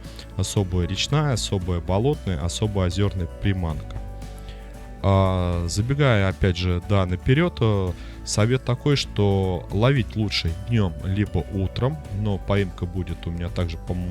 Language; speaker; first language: Russian; native; Russian